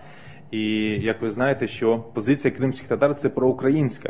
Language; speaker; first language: Ukrainian; non-native, fluent; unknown